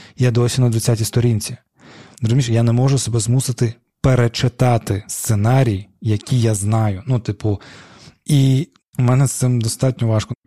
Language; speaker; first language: Ukrainian; non-native, local second language; Crimean Tatar